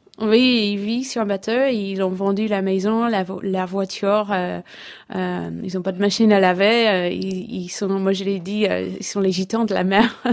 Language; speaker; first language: French; non-native, fluent; English